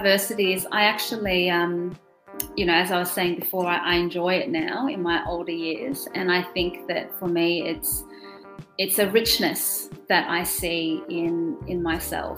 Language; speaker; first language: English; non-native, local second language; German